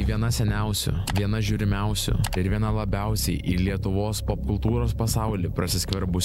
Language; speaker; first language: Lithuanian; native; Lithuanian